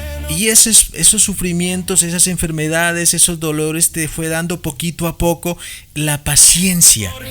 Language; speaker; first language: Spanish; native; Spanish